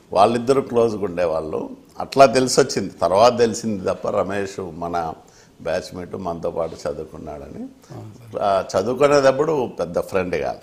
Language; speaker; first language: Telugu; native; Telugu